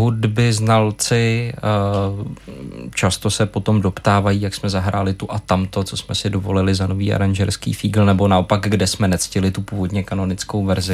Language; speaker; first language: Czech; native; Czech